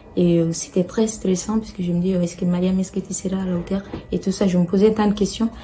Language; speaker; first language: French; non-native, local second language; Bambara